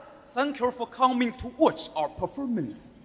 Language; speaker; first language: English; non-native, learner; Chinese